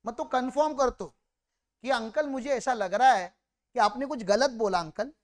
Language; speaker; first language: Hindi; non-native, local second language; Marathi